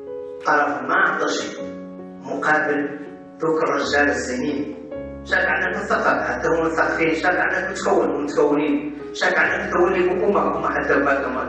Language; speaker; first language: Arabic; native; Arabic